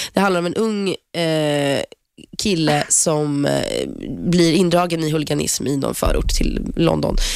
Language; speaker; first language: Swedish; native; Swedish